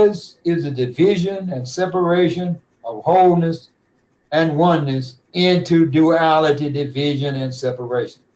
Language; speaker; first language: English; native; English